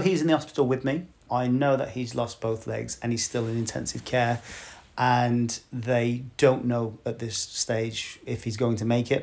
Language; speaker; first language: English; native; English